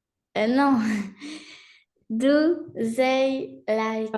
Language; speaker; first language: English; non-native, learner; French